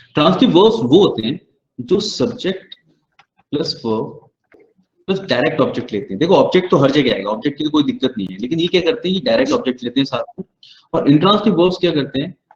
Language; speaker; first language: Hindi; native; Hindi